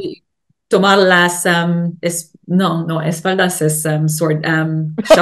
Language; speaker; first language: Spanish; non-native, learner; English